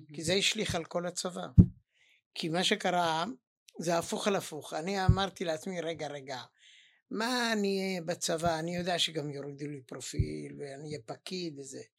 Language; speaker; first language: Hebrew; native; Hebrew